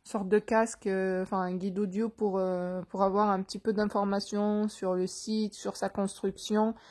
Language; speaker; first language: French; non-native, local second language; Arabic